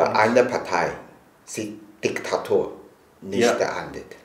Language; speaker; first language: German; non-native, learner; Chinese